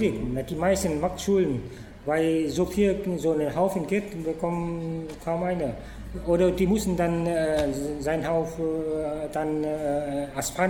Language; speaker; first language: German; non-native, fluent; Vietnamese